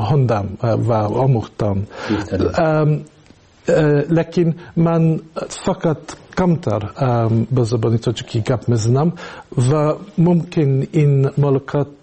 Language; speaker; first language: Tajik; non-native, learner; English